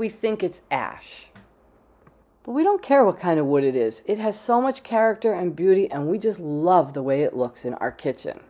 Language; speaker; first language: English; native; English